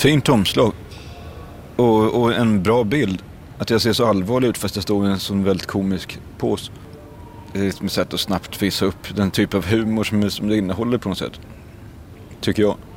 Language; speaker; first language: Swedish; native; Swedish